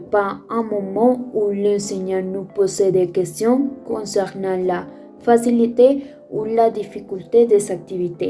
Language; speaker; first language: French; non-native, fluent; Spanish